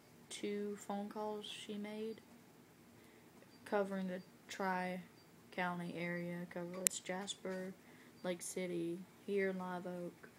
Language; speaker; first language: English; native; English